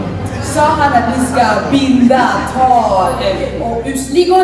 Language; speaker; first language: Swedish; non-native, fluent; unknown